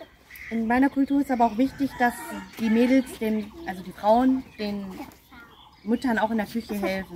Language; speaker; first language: German; early bilingual, other home language; Polish